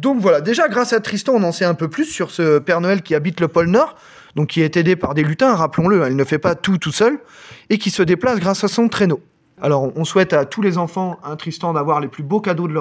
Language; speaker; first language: French; native; French